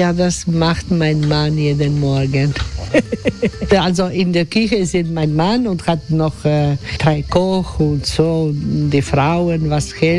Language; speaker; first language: German; non-native, learner; Croatian